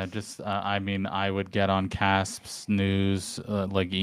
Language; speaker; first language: English; native; English